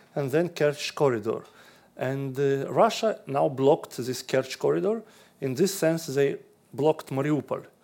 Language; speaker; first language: English; non-native, fluent; Russian